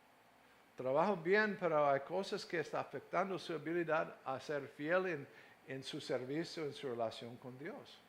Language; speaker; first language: Spanish; non-native, fluent; English